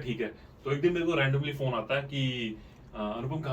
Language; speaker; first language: Hindi; native; Hindi